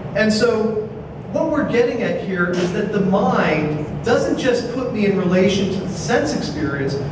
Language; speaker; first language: English; native; English